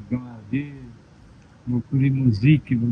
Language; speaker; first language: French; non-native, learner; Portuguese